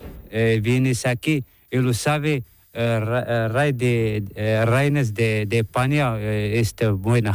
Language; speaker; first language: Spanish; non-native, learner; Arabic